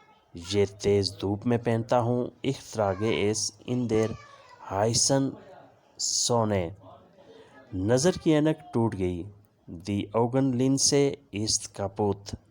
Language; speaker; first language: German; non-native, learner; Urdu